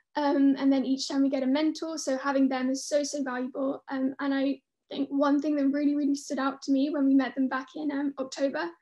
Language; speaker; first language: English; native; English